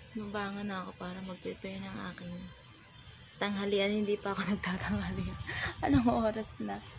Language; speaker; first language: Filipino; native; Filipino